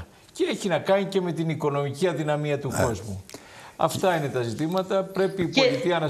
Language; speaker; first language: Greek; native; Greek